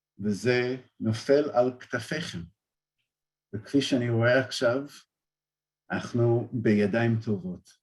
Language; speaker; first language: Hebrew; non-native, fluent; English